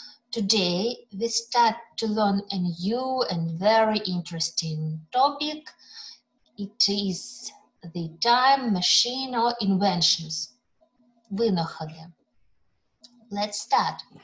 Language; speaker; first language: English; non-native, fluent; Ukrainian